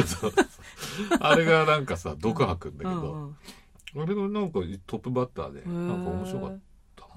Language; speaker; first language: Japanese; native; Japanese